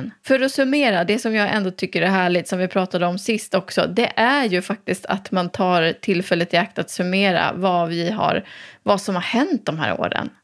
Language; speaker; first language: Swedish; native; Swedish